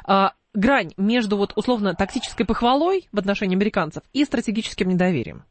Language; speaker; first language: Russian; native; Russian